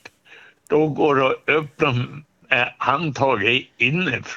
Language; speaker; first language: Swedish; native; Swedish